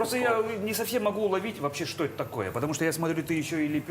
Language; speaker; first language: Russian; native; Russian